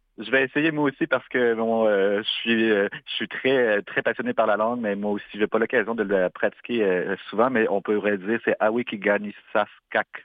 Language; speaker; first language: French; native; French